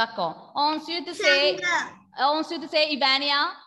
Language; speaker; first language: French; non-native, fluent; Malayalam